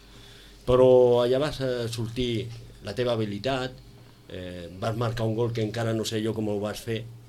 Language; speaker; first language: Catalan; native; Catalan